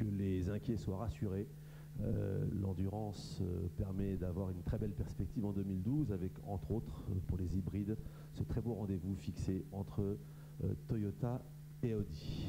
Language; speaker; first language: French; native; French